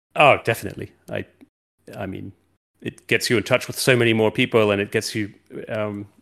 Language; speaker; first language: English; native; English